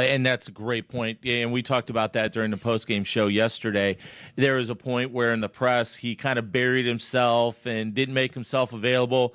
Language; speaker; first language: English; native; English